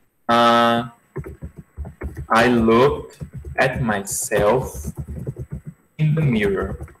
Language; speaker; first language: English; non-native, fluent; Portuguese